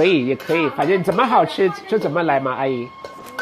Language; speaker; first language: Chinese; non-native, fluent; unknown